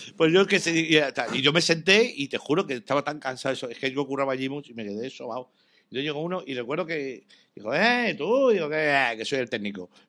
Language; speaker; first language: Spanish; native; Spanish